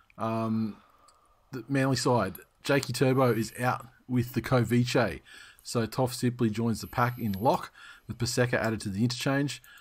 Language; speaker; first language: English; native; English